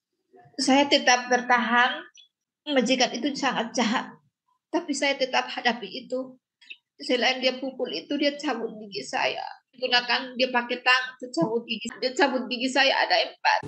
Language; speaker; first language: Indonesian; non-native, local second language; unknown